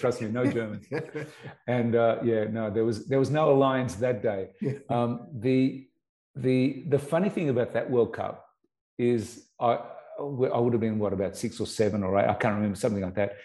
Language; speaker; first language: English; native; English